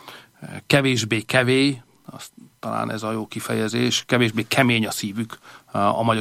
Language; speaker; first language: Hungarian; native; Hungarian